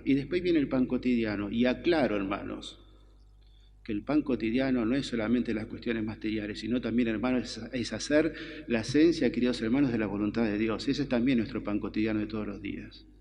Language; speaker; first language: Spanish; native; Spanish